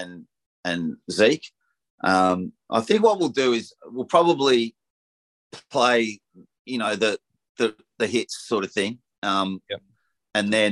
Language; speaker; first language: English; native; English